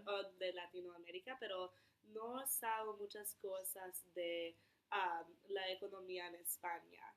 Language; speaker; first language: Spanish; non-native, learner; English